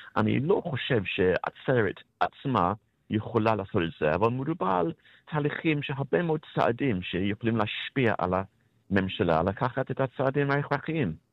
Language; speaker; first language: Hebrew; non-native, fluent; English